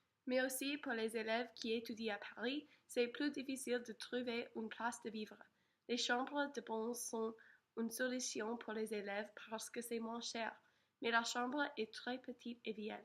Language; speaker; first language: French; non-native, learner; English